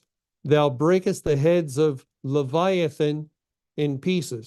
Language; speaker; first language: English; native; English